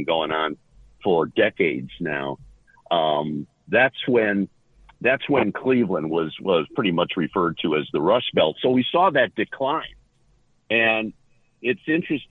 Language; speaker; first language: English; native; English